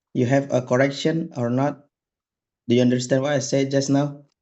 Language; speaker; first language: English; non-native, learner; Indonesian